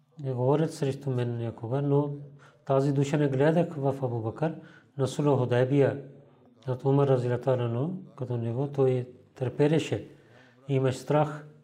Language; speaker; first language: Bulgarian; non-native, learner; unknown